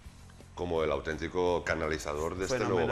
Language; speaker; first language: Spanish; native; Spanish